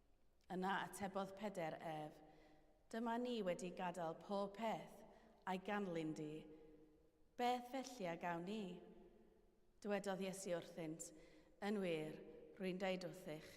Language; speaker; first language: Welsh; native; Welsh